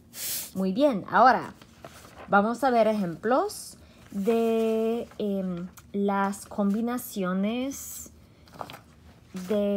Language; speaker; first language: Spanish; non-native, fluent; English